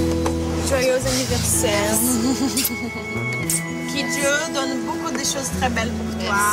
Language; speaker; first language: French; non-native, fluent; Portuguese